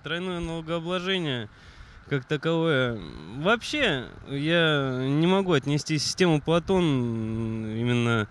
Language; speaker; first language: Russian; native; Russian